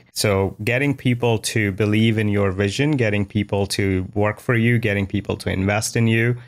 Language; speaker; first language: English; non-native, local second language; Hindi